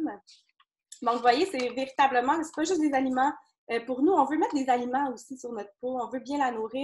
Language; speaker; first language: French; native; French